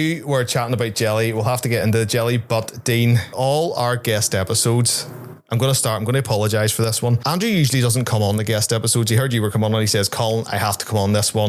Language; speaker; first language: English; native; English